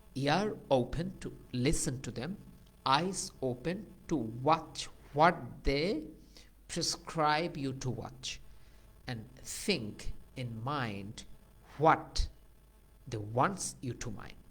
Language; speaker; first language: English; non-native, local second language; Bangla